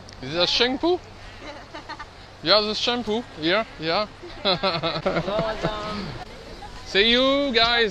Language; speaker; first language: English; non-native, learner; French